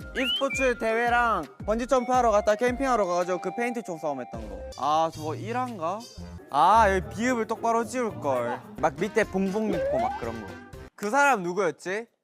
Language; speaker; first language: Korean; native; Korean